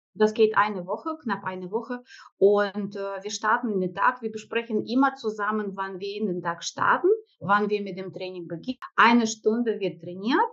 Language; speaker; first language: German; non-native, fluent; Russian